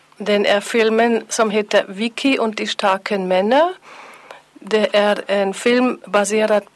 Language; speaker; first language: Swedish; non-native, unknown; German